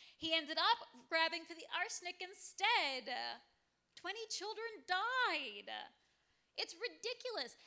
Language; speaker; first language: English; native; English